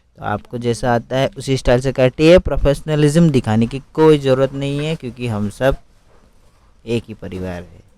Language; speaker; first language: Hindi; non-native, local second language; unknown